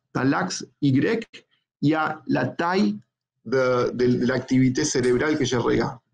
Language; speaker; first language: French; non-native, fluent; Spanish